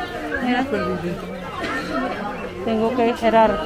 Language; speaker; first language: Spanish; non-native, learner; Filipino